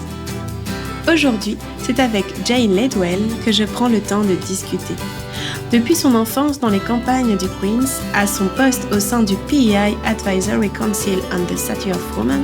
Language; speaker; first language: French; native; French